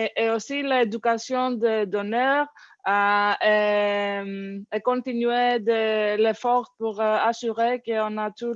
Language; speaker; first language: French; non-native, learner; English